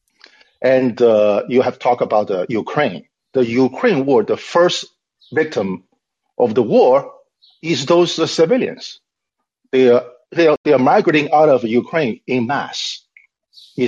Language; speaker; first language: English; non-native, fluent; Chinese